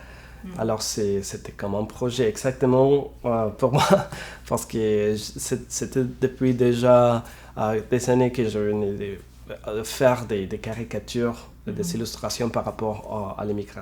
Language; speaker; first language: French; non-native, fluent; Spanish